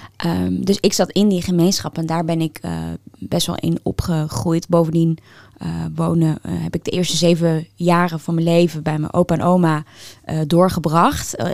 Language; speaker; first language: Dutch; early bilingual, other home language; Turkish